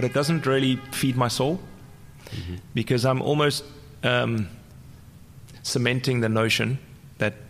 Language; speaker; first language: English; native; English